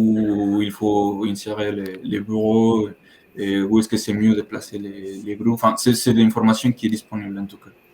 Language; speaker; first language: French; non-native, fluent; Spanish